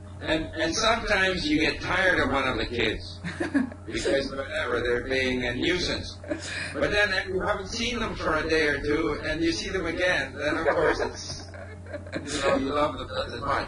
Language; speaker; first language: English; non-native, fluent; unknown